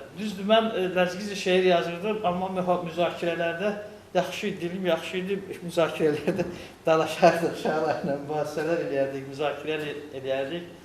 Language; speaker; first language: Azerbaijani; non-native, local second language; Lezghian